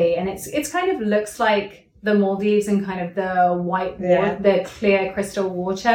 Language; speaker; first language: English; native; English